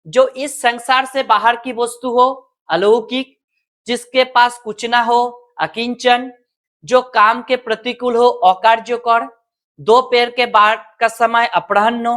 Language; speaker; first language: Hindi; non-native, local second language; Bangla